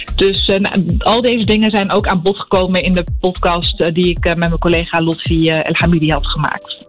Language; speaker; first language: Dutch; early bilingual, other home language; Arabic